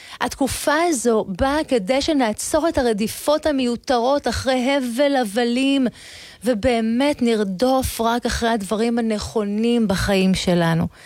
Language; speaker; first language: Hebrew; native; Hebrew